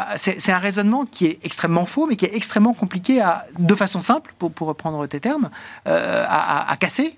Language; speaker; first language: French; native; French